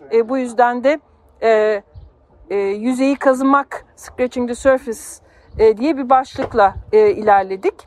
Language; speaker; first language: Turkish; native; Turkish